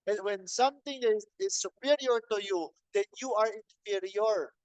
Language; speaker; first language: English; non-native, local second language; Filipino